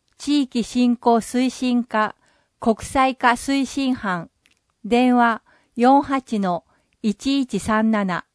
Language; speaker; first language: Japanese; non-native, fluent; English